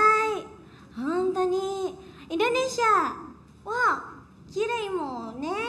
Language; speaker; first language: Japanese; non-native, learner; Indonesian